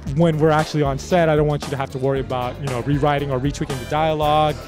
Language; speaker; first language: English; native; English